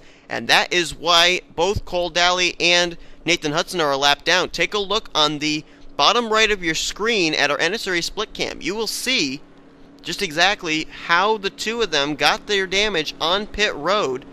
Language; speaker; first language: English; native; English